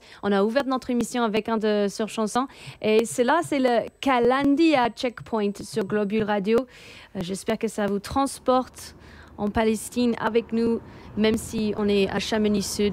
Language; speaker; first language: French; native; French